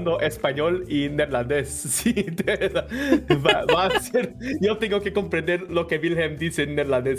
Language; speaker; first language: Spanish; non-native, learner; Portuguese